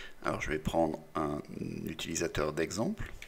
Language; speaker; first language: French; native; French